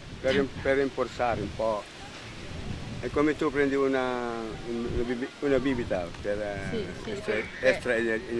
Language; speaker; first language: Italian; non-native, learner; Filipino